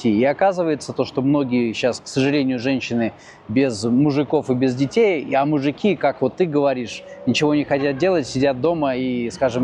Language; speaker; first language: Russian; native; Russian